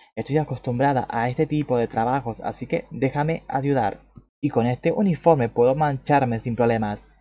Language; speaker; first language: Spanish; native; Spanish